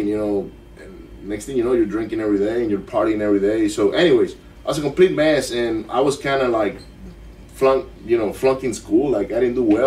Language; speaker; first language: English; non-native, fluent; Spanish